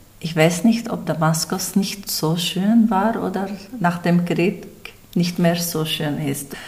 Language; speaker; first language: German; non-native, fluent; Arabic